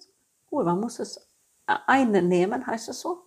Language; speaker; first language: German; non-native, fluent; Swedish